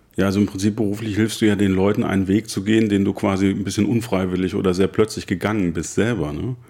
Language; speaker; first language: German; native; German